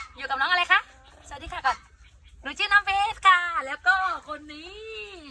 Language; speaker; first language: Thai; native; Thai